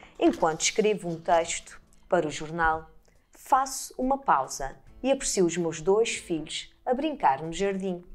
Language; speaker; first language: Portuguese; native; Portuguese